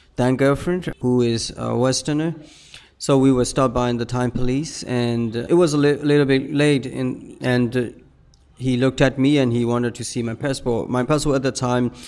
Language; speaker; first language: English; non-native, fluent; Burmese